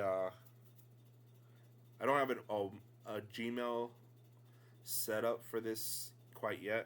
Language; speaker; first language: English; native; English